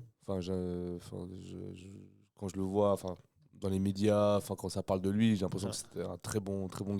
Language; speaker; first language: French; native; French